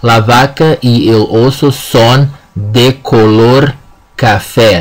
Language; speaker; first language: Spanish; non-native, fluent; Portuguese